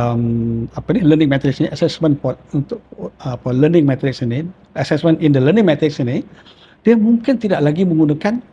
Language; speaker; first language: Malay; native; Malay